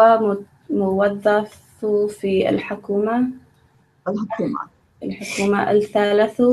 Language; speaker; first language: Arabic; non-native, learner; English